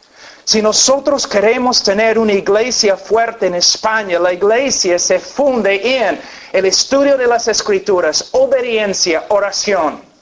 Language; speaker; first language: Spanish; non-native, fluent; English